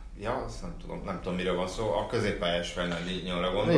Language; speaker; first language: Hungarian; native; Hungarian